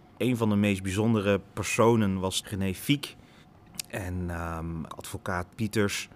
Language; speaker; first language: Dutch; early bilingual, other home language; Lingala